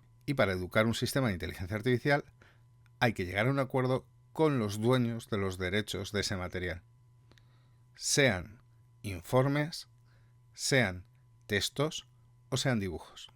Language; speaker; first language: Spanish; native; Spanish